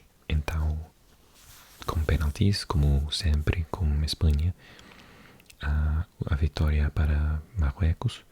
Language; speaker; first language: Portuguese; non-native, learner; English